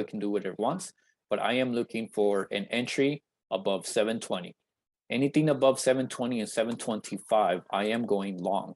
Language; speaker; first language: English; native; English